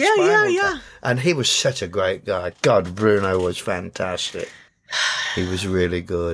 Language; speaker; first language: English; native; English